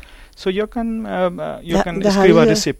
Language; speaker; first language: Swedish; non-native, learner; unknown